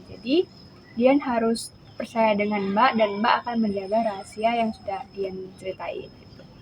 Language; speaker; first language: Indonesian; native; Indonesian